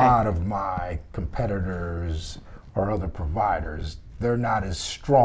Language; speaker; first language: English; native; English